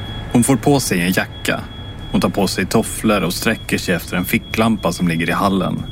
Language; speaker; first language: Swedish; native; Swedish